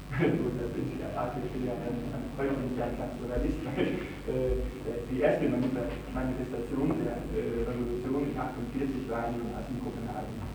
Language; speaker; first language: German; non-native, fluent; Italian